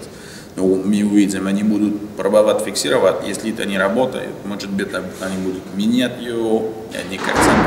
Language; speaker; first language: Russian; non-native, learner; French